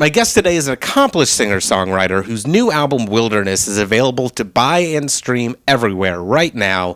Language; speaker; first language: English; native; English